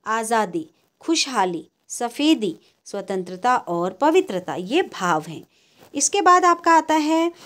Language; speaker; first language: Hindi; native; Hindi